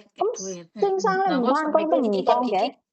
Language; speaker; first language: Cantonese; native; Cantonese